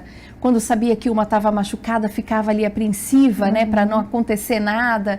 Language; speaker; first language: Portuguese; native; Portuguese